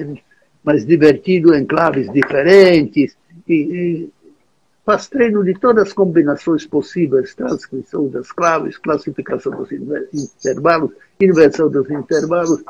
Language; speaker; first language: Portuguese; non-native, fluent; Czech